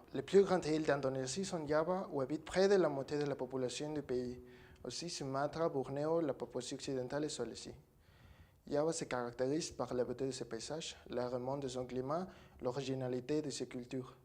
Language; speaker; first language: French; non-native, learner; Spanish